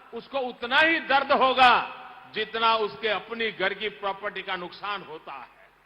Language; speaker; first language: Hindi; non-native, local second language; Gujarati